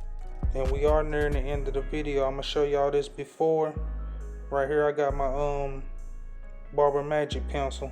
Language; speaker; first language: English; native; English